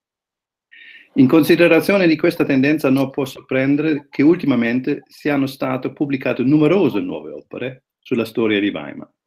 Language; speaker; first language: Italian; non-native, fluent; German